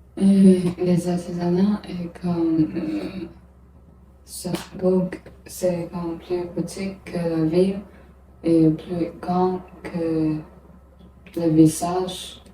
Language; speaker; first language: French; non-native, learner; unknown